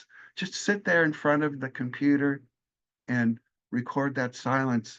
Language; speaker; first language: English; native; English